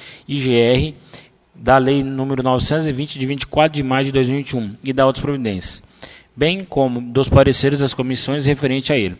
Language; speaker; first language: Portuguese; native; Portuguese